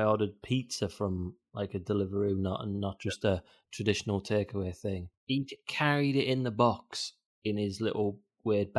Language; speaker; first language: English; native; English